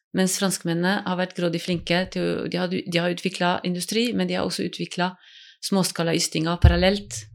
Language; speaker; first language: Norwegian; non-native, fluent; French